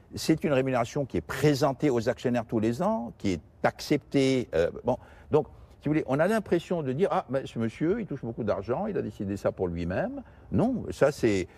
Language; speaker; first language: French; non-native, local second language; Portuguese